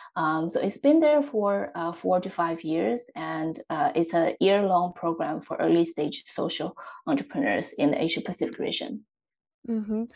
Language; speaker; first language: English; non-native, fluent; Chinese